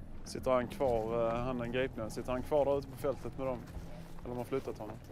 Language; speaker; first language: Swedish; native; Swedish